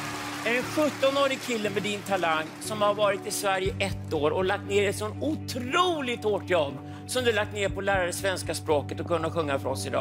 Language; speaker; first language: Swedish; native; Swedish